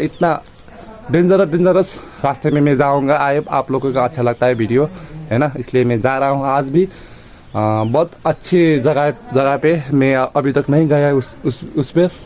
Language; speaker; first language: Hindi; non-native, learner; Nepali